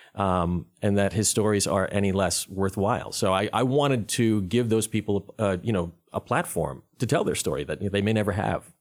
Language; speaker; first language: English; native; English